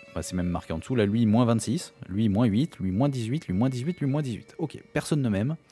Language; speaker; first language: French; native; French